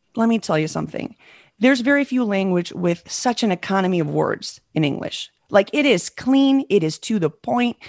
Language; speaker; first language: English; early bilingual, other home language; Spanish